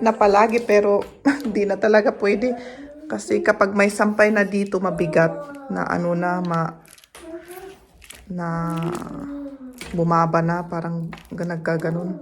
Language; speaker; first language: Filipino; native; Filipino